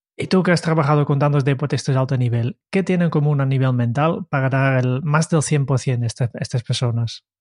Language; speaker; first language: Spanish; non-native, fluent; Dutch